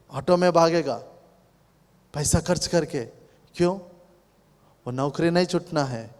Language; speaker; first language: Hindi; non-native, local second language; Telugu